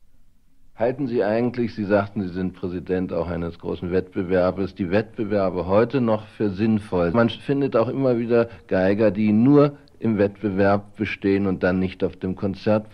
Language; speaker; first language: German; native; German